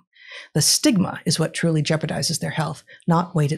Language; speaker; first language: English; native; English